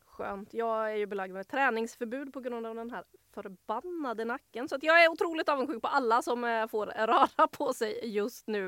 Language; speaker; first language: Swedish; native; Swedish